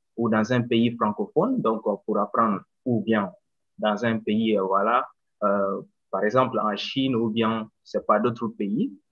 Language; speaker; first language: French; non-native, local second language; Bambara